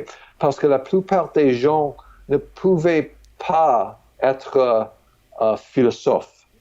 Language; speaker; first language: French; non-native, fluent; English